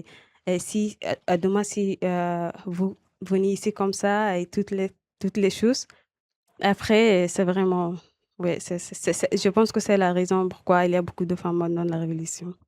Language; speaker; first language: French; non-native, learner; Arabic